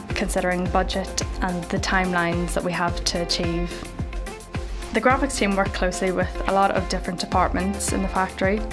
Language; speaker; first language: English; native; English